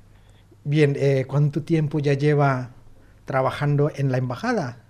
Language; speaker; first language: Spanish; non-native, fluent; Indonesian